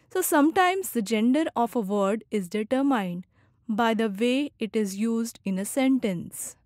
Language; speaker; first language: English; non-native, local second language; Marathi